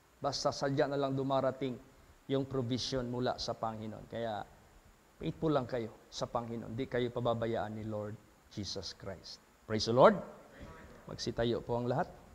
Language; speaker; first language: Filipino; native; Filipino